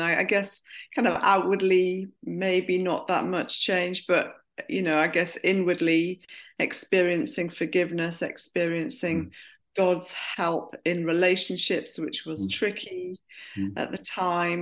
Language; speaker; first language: English; native; English